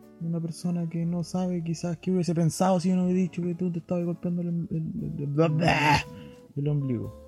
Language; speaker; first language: Spanish; native; Spanish